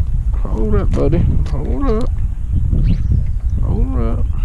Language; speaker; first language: English; native; English